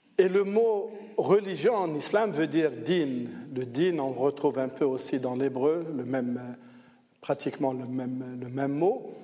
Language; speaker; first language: French; non-native, local second language; Arabic